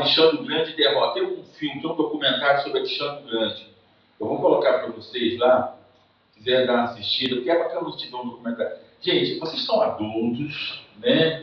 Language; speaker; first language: Portuguese; native; Portuguese